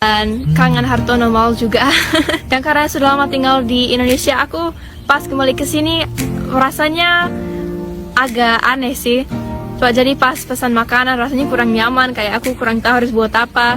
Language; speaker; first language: Indonesian; non-native, fluent; Swedish